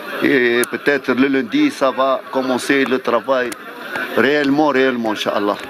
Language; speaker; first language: French; non-native, fluent; Arabic